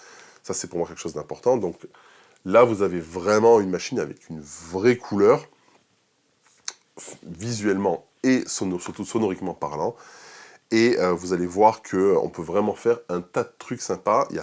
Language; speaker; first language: French; native; French